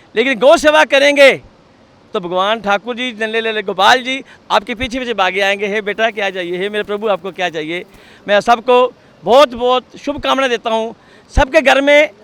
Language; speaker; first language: Hindi; non-native, local second language; Punjabi